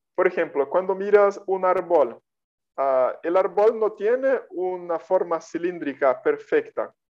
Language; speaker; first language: Spanish; non-native, fluent; Portuguese